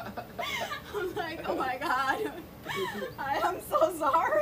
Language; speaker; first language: English; non-native, fluent; Spanish